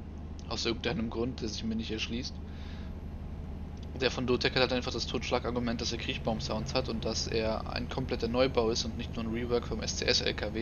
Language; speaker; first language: German; native; German